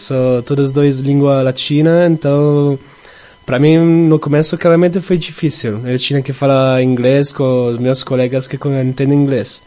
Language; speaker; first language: Portuguese; non-native, learner; Italian